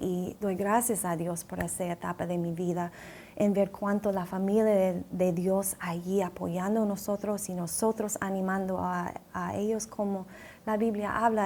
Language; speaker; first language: Spanish; non-native, fluent; English